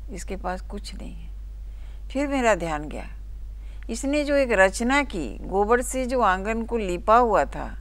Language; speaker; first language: Hindi; native; Hindi